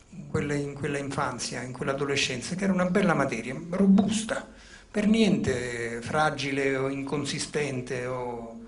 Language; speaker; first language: Italian; non-native, local second language; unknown